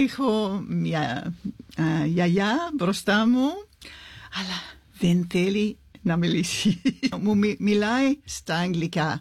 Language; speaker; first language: Greek; non-native, fluent; English